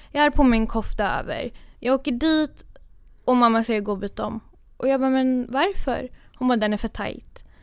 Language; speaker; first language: Swedish; early bilingual, other home language; Kurdish